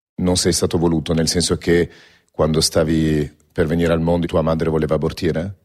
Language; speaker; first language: Italian; native; Italian